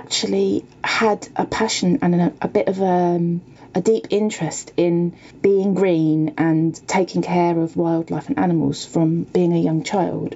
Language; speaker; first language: English; native; English